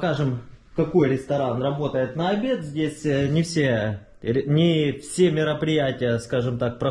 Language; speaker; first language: Russian; native; Russian